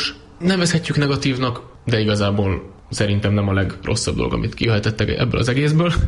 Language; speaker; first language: Hungarian; native; Hungarian